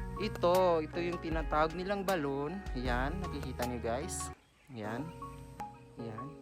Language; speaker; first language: Filipino; non-native, local second language; Maguindanaon